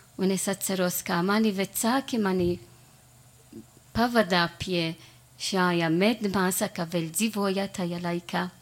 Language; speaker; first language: Latvian; non-native, learner; Italian